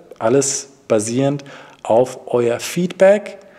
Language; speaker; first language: German; native; German